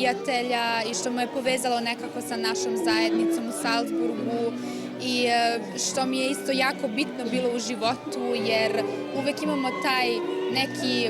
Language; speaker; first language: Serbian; early bilingual, heritage; German